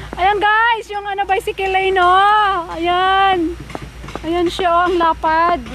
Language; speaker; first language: Filipino; non-native, local second language; Bikol